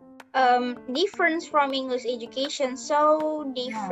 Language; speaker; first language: English; non-native, learner; Indonesian